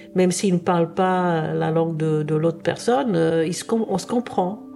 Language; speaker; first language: French; early bilingual, other home language; Czech